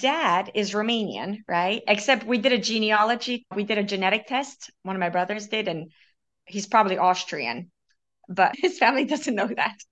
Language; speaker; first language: English; early bilingual, other home language; Romanian